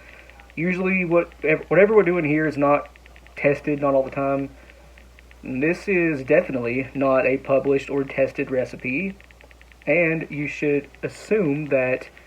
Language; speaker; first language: English; native; English